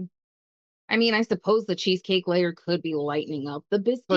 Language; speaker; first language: English; native; English